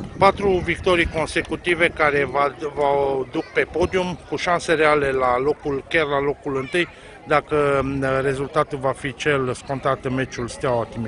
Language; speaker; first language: Romanian; native; Romanian